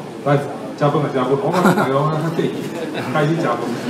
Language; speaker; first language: Chinese; native; Chinese